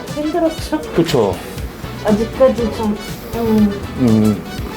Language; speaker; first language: Korean; non-native, fluent; Russian